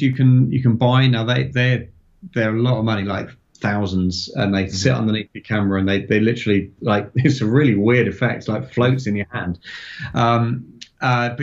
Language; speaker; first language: English; native; English